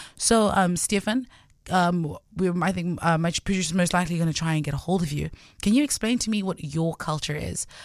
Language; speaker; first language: English; non-native, local second language; Southern Sotho